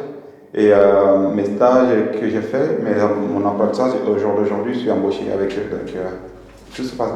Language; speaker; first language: French; non-native, fluent; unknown